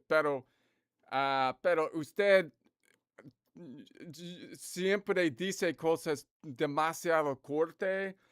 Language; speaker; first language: Spanish; non-native, learner; English